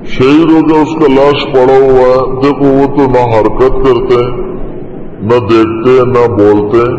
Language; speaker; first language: Urdu; non-native, local second language; Pashto